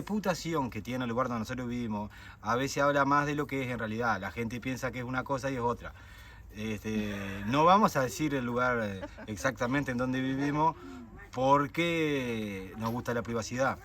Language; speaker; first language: Spanish; native; Spanish